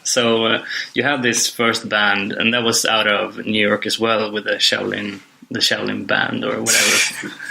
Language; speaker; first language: English; non-native, fluent; Swedish